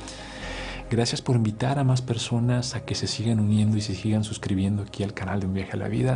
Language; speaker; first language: Spanish; native; Spanish